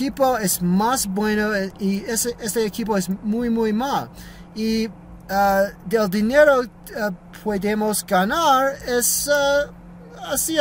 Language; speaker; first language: Spanish; non-native, learner; English